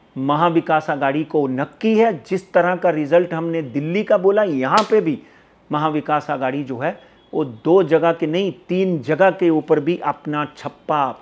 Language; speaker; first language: Hindi; native; Hindi